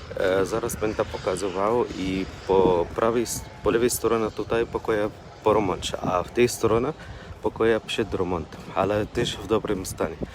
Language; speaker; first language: Polish; non-native, learner; Arabic